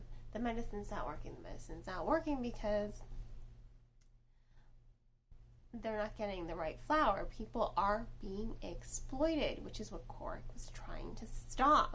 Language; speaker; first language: English; native; English